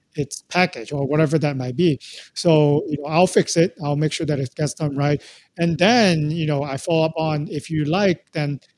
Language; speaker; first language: English; non-native, local second language; Cantonese